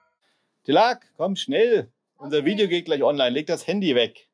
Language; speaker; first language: German; native; German